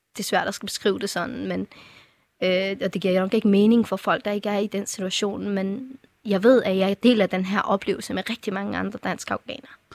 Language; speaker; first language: Danish; early bilingual, other home language; Persian